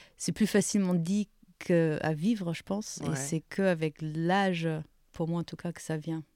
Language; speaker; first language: French; non-native, fluent; German